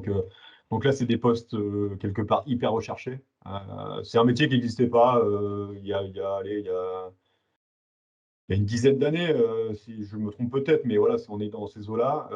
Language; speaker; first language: French; native; French